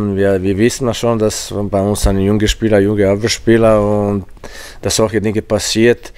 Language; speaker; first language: German; non-native, fluent; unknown